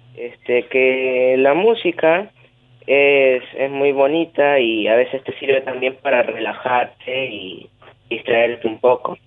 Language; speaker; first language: Spanish; native; Spanish